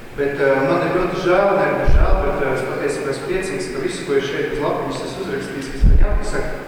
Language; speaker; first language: Latvian; native; Latvian